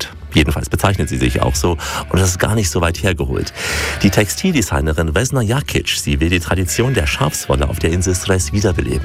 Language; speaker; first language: German; native; German